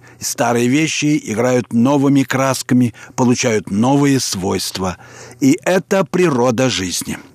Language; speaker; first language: Russian; native; Russian